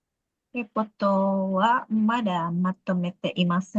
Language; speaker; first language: Japanese; non-native, learner; Indonesian